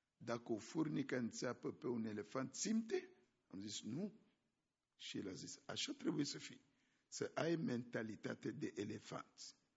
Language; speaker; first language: Romanian; non-native, fluent; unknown